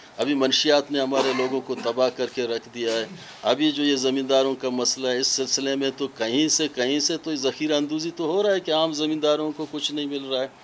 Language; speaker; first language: Urdu; non-native, local second language; Baluchi